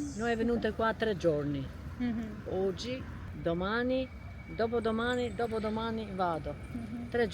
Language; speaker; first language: Italian; non-native, learner; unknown